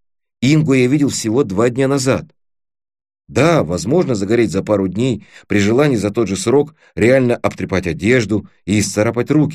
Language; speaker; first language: Russian; native; Russian